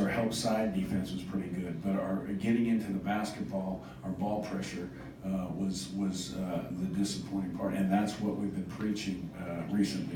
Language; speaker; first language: English; native; English